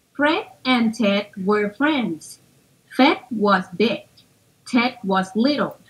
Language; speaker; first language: English; non-native, fluent; Thai